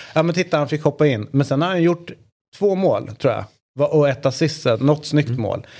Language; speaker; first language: Swedish; native; Swedish